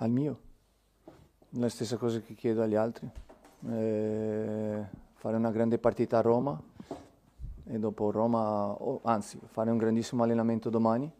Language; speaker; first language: Italian; non-native, fluent; Portuguese